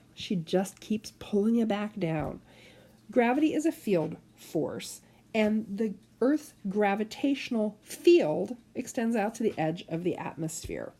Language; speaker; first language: English; native; English